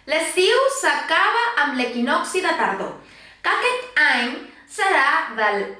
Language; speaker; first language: Catalan; non-native, local second language; Spanish